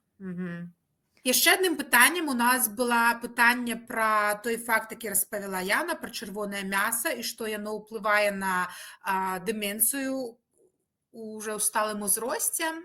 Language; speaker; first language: Belarusian; native; Belarusian